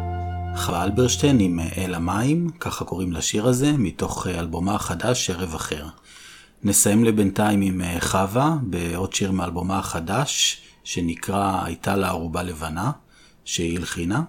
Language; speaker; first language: Hebrew; native; Hebrew